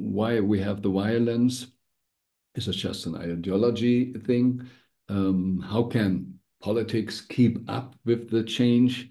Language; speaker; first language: English; non-native, fluent; German